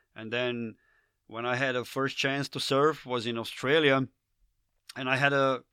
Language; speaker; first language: English; non-native, fluent; Slovenian